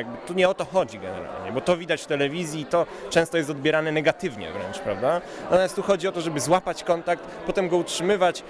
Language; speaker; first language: Polish; native; Polish